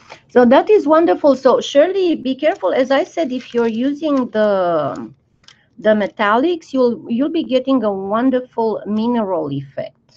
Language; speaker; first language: English; non-native, fluent; Romanian